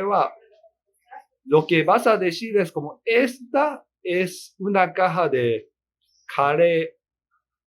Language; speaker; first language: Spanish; non-native, fluent; Japanese